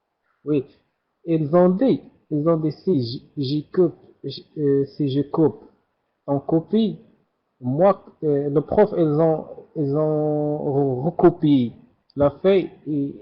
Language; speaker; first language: French; non-native, learner; Arabic